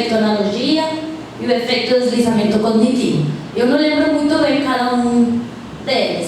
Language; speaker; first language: Portuguese; non-native, fluent; Spanish